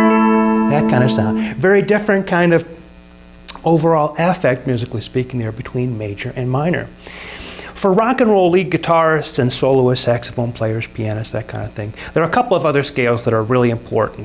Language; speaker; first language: English; native; English